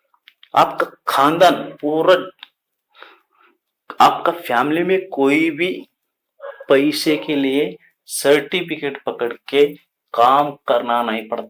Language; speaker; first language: Hindi; non-native, local second language; Kannada